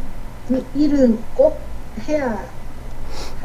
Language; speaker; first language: Korean; non-native, learner; Vietnamese